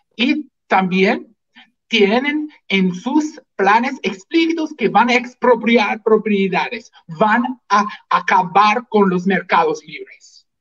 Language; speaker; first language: Spanish; non-native, fluent; English